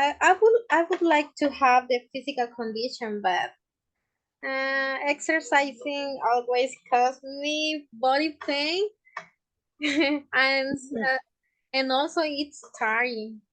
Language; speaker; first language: English; non-native, learner; Spanish